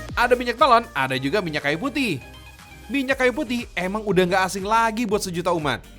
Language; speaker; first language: Indonesian; native; Indonesian